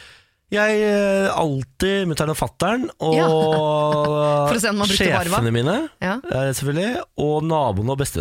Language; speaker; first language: Norwegian; native; Norwegian